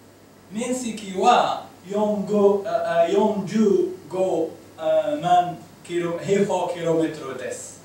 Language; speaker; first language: Japanese; non-native, learner; Arabic